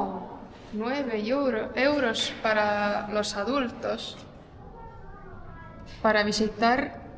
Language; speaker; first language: Spanish; non-native, fluent; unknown